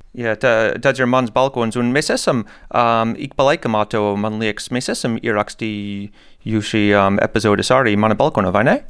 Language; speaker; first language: Latvian; non-native, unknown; English